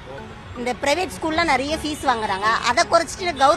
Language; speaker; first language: Tamil; native; Tamil